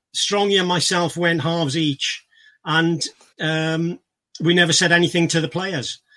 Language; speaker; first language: English; native; English